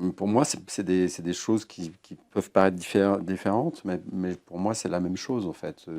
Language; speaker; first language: French; native; French